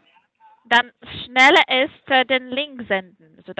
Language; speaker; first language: German; non-native, fluent; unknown